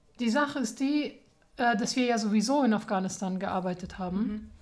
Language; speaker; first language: German; early bilingual, other home language; Persian